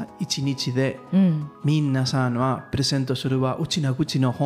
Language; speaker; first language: Japanese; non-native, learner; Catalan